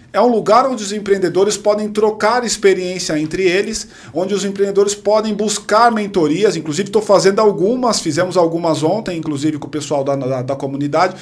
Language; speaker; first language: Portuguese; native; Portuguese